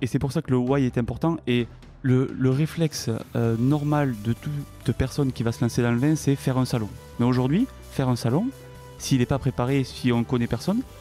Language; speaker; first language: French; native; French